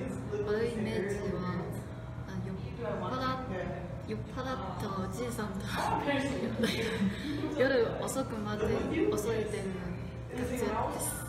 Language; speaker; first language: Japanese; non-native, fluent; Chinese